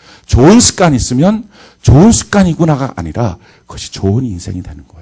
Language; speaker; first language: Korean; native; Korean